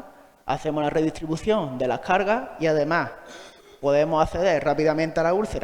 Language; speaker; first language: Spanish; native; Spanish